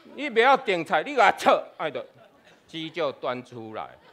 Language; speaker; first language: Chinese; non-native, fluent; Spanish